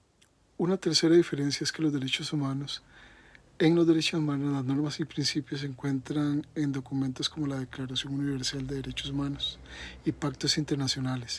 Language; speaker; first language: Spanish; native; Spanish